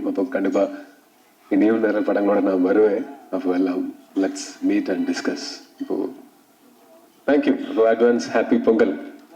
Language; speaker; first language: Tamil; non-native, local second language; Malayalam